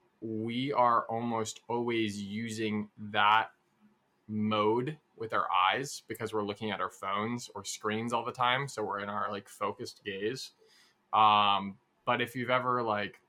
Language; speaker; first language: English; native; English